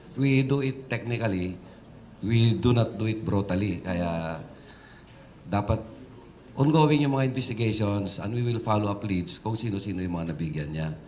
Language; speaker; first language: Filipino; native; Filipino